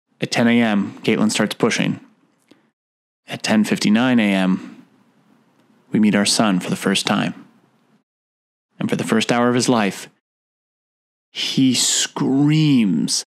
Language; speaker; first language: English; native; English